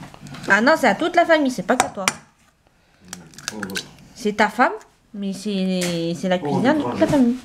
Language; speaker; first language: French; native; French